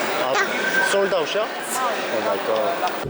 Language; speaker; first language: Korean; native; Korean